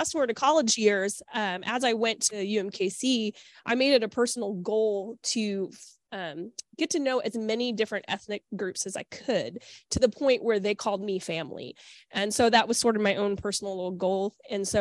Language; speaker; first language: English; native; English